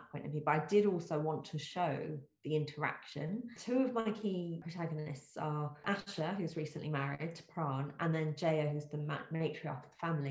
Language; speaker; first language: English; native; English